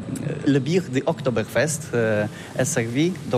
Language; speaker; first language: French; non-native, learner; Polish